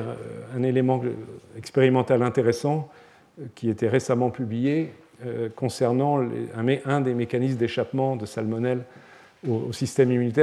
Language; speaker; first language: French; native; French